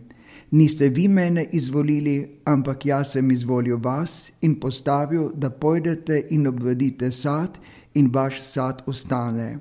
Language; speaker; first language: Slovenian; native; Slovenian